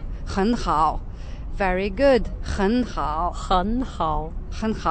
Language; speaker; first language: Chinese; non-native, fluent; English